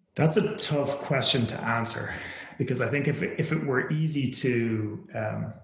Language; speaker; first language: English; native; English